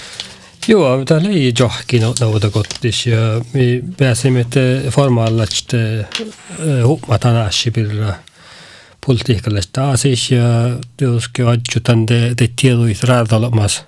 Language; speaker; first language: Norwegian; non-native, local second language; Northern Sami